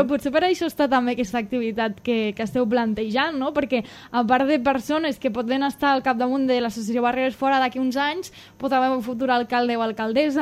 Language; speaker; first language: Catalan; native; Catalan